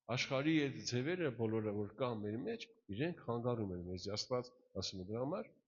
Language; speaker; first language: Armenian; early bilingual, heritage; Russian